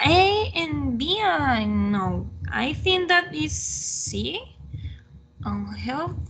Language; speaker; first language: English; non-native, learner; Spanish